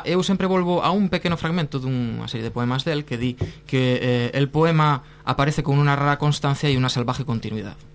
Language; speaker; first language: Galician; non-native, local second language; Spanish